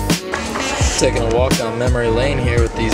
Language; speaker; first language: English; native; English